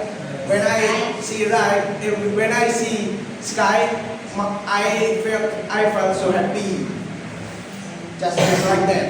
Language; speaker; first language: English; non-native, learner; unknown